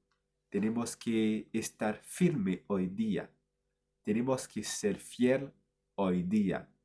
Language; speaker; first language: Spanish; non-native, fluent; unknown